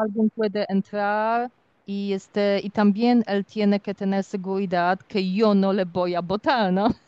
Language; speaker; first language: Spanish; non-native, learner; Polish